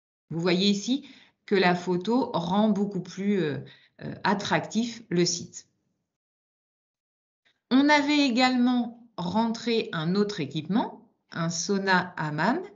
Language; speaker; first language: French; native; French